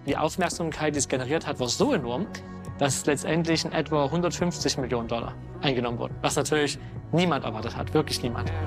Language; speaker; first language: German; native; German